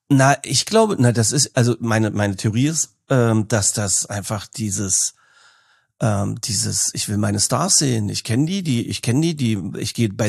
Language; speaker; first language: German; native; German